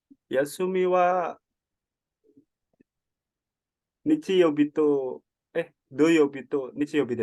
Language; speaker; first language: Japanese; non-native, learner; Indonesian